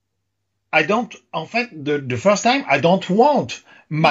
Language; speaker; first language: English; non-native, learner; French